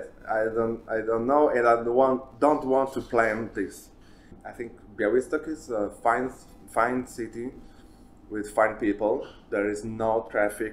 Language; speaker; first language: English; non-native, learner; Italian